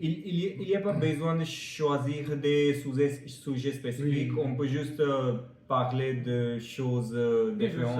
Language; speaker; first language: French; non-native, fluent; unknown